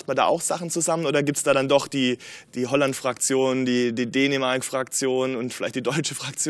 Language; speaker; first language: German; native; German